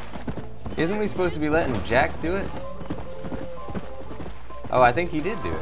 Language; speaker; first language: English; native; English